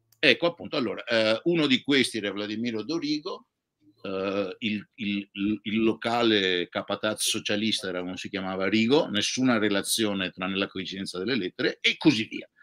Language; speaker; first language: Italian; native; Italian